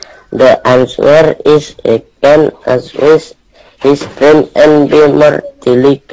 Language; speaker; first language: English; non-native, local second language; Indonesian